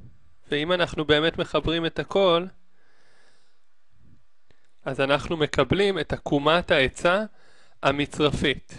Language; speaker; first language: Hebrew; native; Hebrew